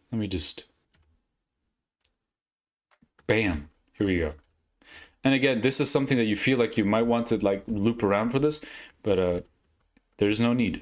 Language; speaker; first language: English; native; English